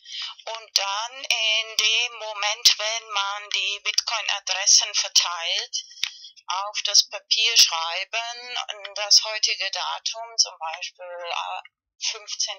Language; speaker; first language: German; non-native, fluent; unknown